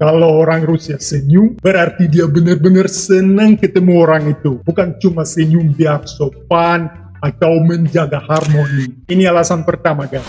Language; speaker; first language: Indonesian; non-native, fluent; Russian